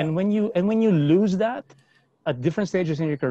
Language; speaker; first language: English; non-native, local second language; Filipino